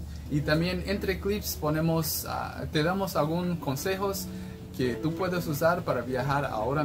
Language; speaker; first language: Spanish; non-native, fluent; English